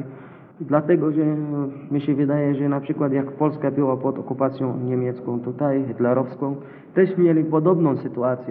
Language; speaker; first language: Polish; non-native, learner; Arabic